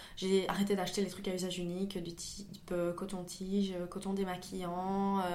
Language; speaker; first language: French; native; French